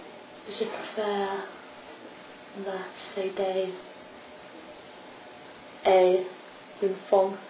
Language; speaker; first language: French; non-native, learner; English